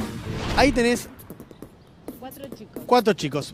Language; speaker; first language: Spanish; native; Spanish